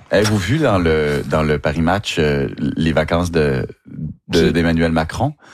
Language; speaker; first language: French; native; French